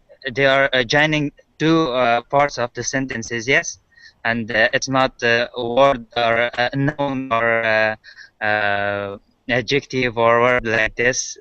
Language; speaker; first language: English; non-native, learner; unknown